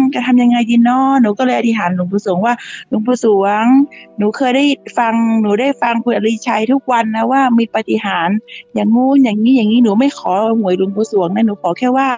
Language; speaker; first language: Thai; native; Thai